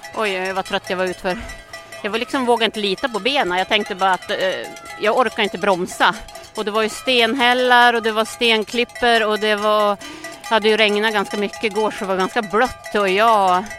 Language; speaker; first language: Swedish; native; Swedish